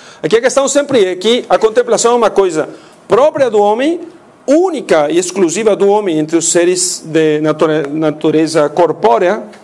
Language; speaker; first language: Portuguese; non-native, fluent; Spanish